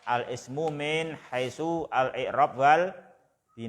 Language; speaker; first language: Arabic; non-native, fluent; Indonesian